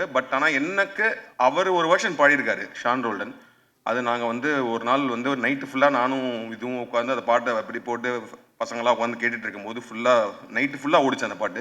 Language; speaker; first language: Tamil; native; Tamil